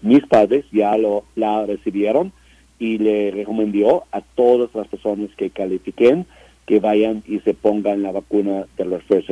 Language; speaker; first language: Spanish; non-native, learner; English